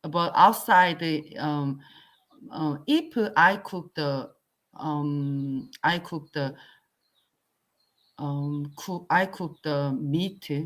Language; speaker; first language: English; non-native, learner; Korean